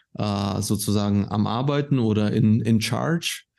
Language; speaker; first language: German; native; German